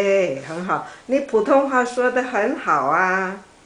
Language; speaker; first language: Chinese; non-native, fluent; English